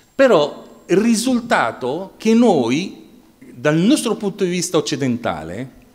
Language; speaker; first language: Italian; non-native, fluent; Arabic